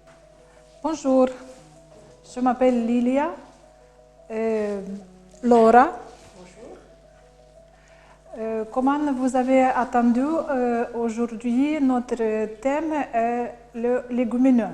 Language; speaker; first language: French; non-native, learner; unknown